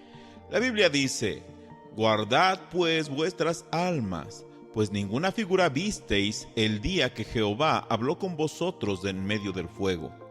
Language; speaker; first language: Spanish; native; Spanish